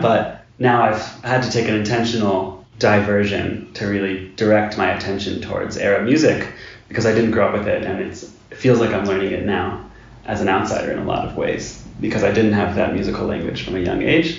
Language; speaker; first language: English; native; English